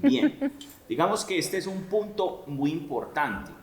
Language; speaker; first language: Spanish; native; Spanish